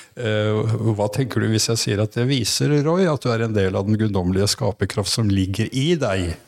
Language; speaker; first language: Norwegian; native; Norwegian